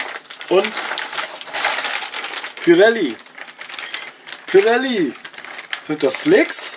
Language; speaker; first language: German; native; German